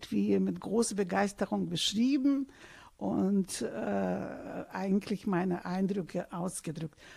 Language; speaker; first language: German; non-native, fluent; Russian